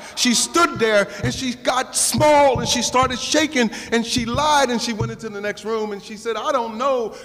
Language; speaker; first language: English; native; English